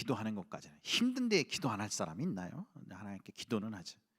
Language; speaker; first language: Korean; native; Korean